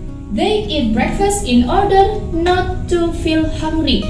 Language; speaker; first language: English; non-native, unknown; Indonesian